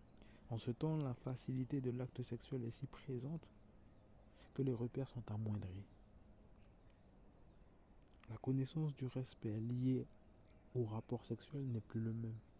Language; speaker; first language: French; native; French